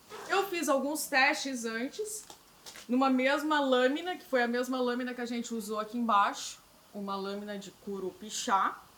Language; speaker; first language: Portuguese; native; Portuguese